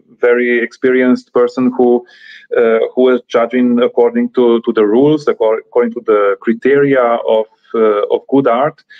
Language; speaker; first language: English; non-native, fluent; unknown